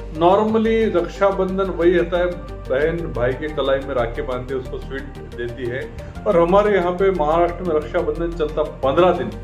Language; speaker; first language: Hindi; non-native, local second language; Marathi